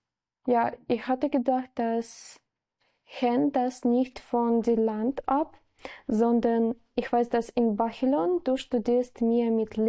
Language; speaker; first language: German; non-native, learner; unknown